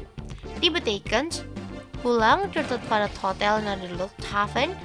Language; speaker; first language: Dutch; non-native, fluent; Indonesian